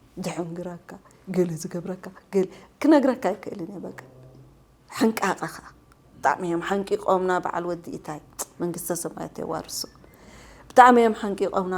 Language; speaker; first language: Tigrinya; non-native, local second language; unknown